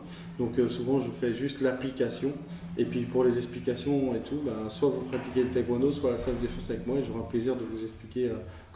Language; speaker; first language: French; native; French